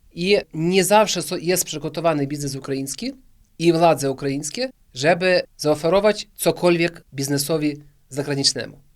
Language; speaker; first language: Polish; early bilingual, heritage; Polish